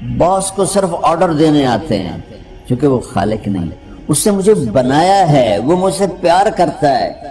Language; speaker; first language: Urdu; non-native, local second language; Punjabi